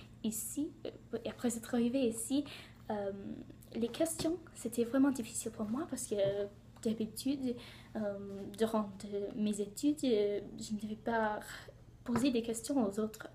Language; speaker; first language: French; non-native, learner; English